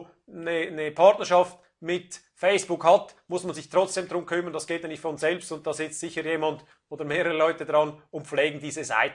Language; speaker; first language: German; native; German